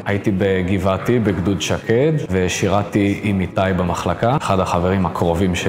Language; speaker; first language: Hebrew; non-native, fluent; English